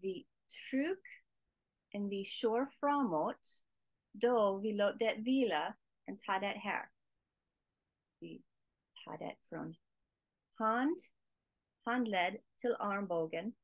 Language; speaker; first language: Swedish; non-native, learner; English